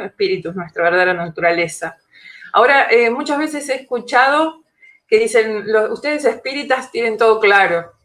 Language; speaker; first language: Spanish; native; Spanish